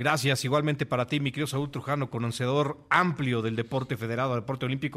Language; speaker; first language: Spanish; native; Spanish